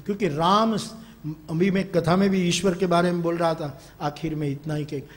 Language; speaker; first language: Hindi; non-native, local second language; Gujarati